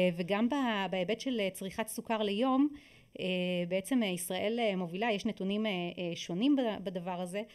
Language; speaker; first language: Hebrew; native; Hebrew